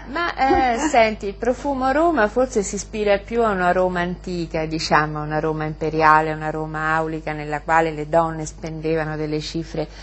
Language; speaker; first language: Italian; native; Italian